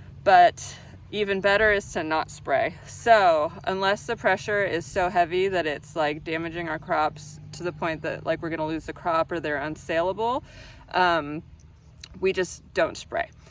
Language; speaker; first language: English; native; English